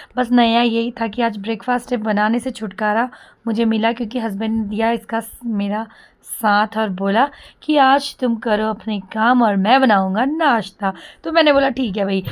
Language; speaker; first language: Hindi; native; Hindi